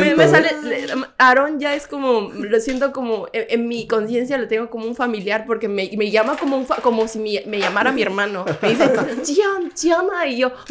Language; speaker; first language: Spanish; non-native, fluent; Korean